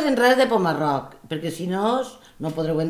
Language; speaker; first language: Catalan; native; Catalan